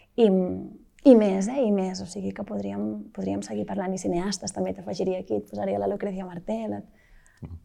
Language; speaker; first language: Catalan; native; Catalan